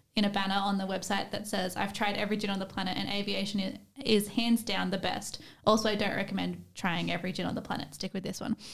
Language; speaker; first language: English; native; English